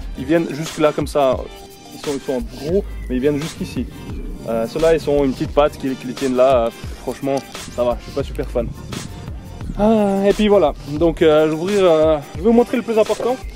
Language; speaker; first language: French; native; French